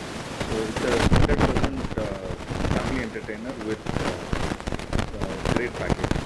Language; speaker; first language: Hindi; non-native, local second language; Tamil